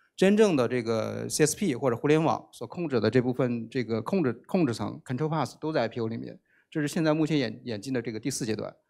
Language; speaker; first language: Chinese; native; Chinese